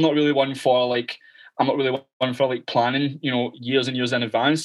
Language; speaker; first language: English; native; English